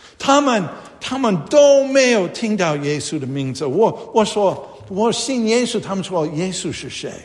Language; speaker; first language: Chinese; non-native, fluent; English